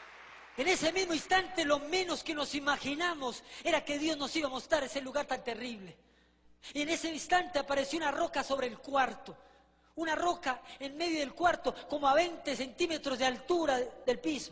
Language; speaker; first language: Spanish; native; Spanish